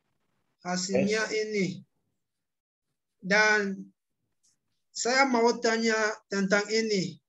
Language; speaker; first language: Indonesian; non-native, learner; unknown